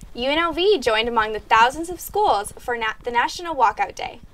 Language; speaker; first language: English; native; English